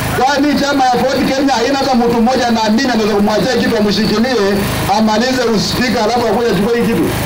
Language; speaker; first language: Swahili; non-native, local second language; Luyia